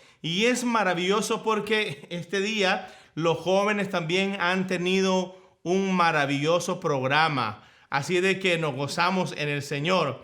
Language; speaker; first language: Spanish; native; Spanish